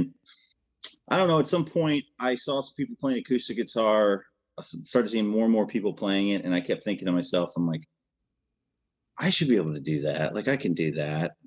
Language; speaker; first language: English; native; English